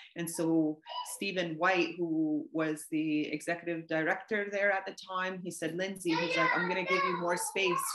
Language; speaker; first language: English; native; English